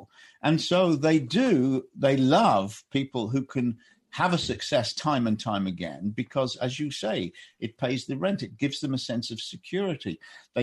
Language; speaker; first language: English; native; English